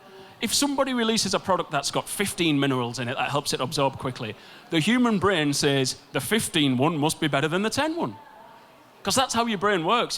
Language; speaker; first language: English; native; English